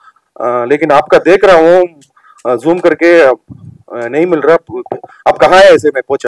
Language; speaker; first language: Hindi; non-native, local second language; Telugu